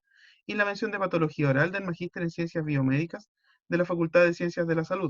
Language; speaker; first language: Spanish; native; Spanish